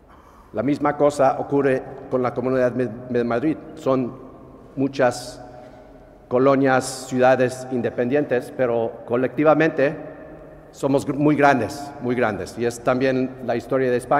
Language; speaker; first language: Spanish; non-native, fluent; English